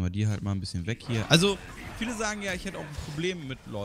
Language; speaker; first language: German; native; German